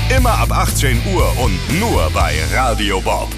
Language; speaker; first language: German; native; German